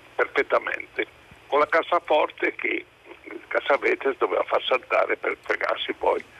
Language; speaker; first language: Italian; native; Italian